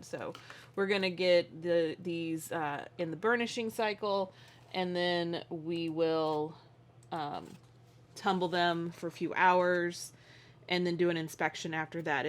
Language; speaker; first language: English; native; English